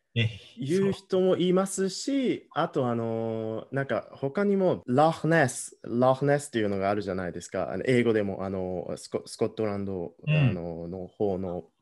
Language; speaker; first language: Japanese; non-native, fluent; German